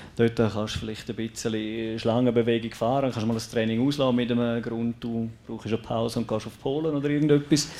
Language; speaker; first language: German; native; German